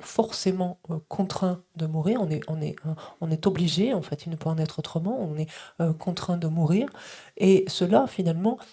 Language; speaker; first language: French; native; French